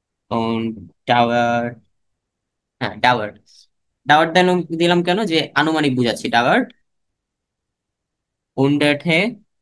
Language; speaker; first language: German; non-native, fluent; Bangla